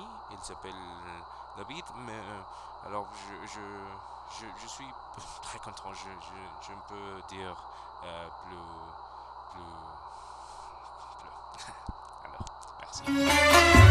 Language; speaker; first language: French; non-native, learner; Spanish